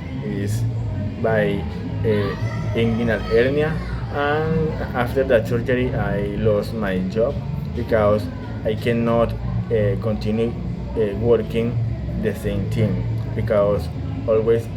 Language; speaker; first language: English; non-native, learner; Spanish